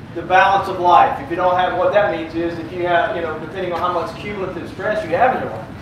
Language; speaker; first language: English; native; English